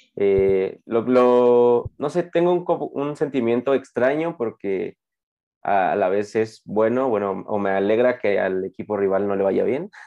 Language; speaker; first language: Spanish; native; Spanish